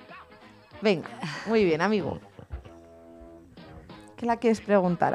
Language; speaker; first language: Spanish; native; Spanish